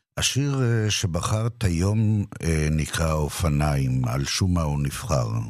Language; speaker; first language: Hebrew; native; Hebrew